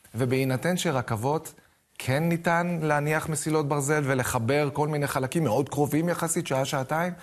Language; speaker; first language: Hebrew; native; Hebrew